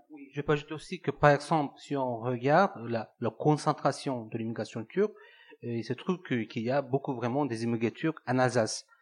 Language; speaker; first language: French; non-native, fluent; Turkish